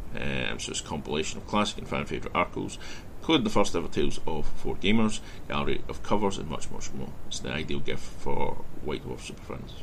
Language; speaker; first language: English; native; English